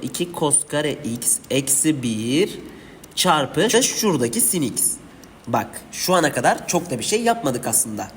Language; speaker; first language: Turkish; native; Turkish